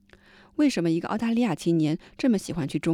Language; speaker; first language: Chinese; native; Chinese